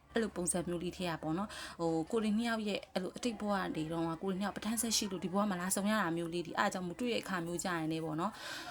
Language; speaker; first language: Burmese; native; Burmese